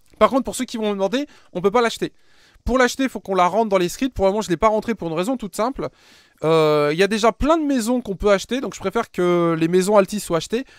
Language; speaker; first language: French; native; French